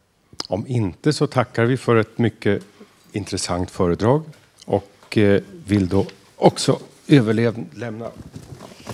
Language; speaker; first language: Swedish; native; Swedish